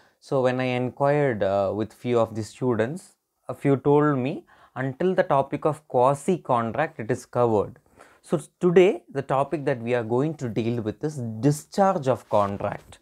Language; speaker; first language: English; non-native, local second language; Malayalam